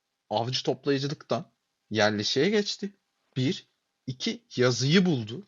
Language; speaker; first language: Turkish; native; Turkish